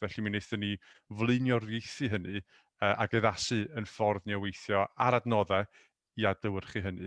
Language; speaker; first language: Welsh; native; Welsh